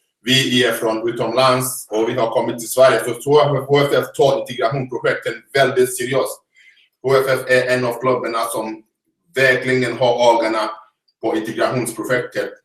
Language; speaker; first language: Swedish; non-native, fluent; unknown